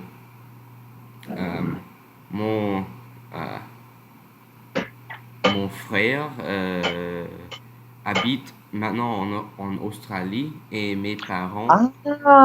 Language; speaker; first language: French; non-native, learner; English